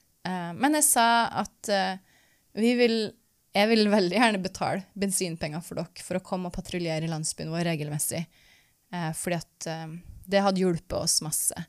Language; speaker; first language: Norwegian; native; Norwegian